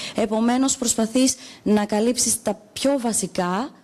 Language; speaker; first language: Greek; native; Greek